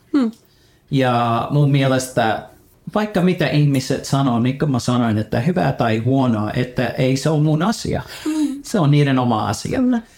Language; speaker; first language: Finnish; early bilingual, heritage; Finnish